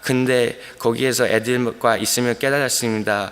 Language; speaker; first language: Korean; early bilingual, heritage; Korean